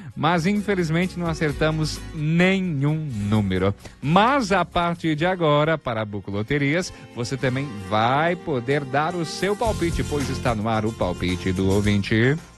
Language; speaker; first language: Portuguese; native; Portuguese